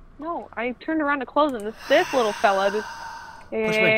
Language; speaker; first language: English; native; English